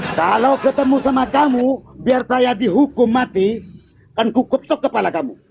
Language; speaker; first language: Indonesian; non-native, local second language; Madurese